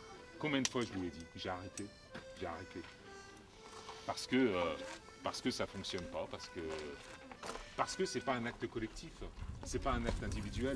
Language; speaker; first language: French; native; French